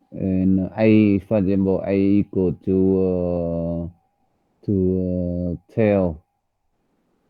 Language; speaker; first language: English; non-native, learner; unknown